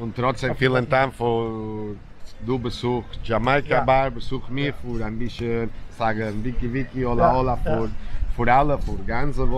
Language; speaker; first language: German; non-native, learner; Spanish